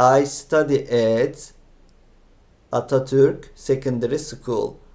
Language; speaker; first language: English; non-native, fluent; Turkish